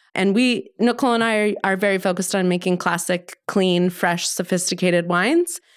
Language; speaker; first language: English; native; English